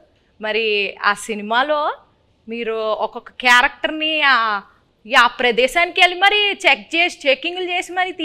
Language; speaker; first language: Telugu; native; Telugu